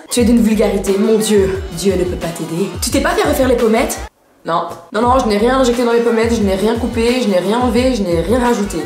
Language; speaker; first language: French; native; French